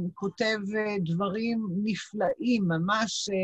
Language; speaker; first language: Hebrew; non-native, local second language; Yiddish